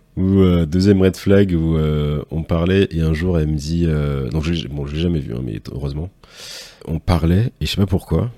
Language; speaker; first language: French; native; French